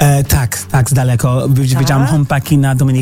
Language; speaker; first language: Polish; non-native, fluent; English